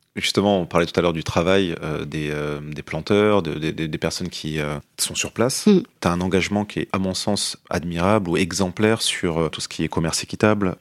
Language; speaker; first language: French; native; French